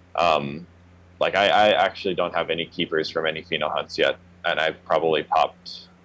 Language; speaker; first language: English; native; English